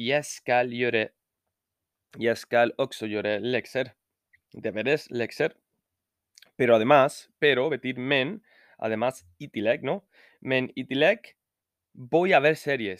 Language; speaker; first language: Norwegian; non-native, fluent; Spanish